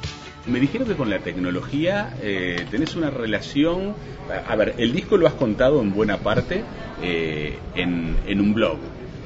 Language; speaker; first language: Spanish; native; Spanish